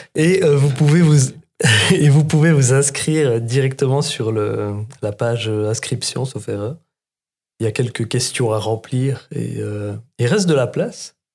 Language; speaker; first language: French; native; French